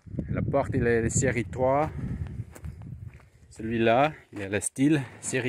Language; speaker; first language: French; non-native, learner; English